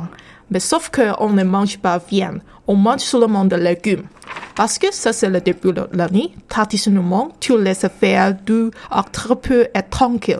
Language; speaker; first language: French; non-native, learner; Chinese